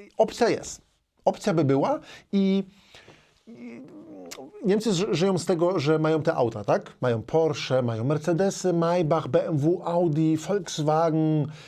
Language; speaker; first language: Polish; native; Polish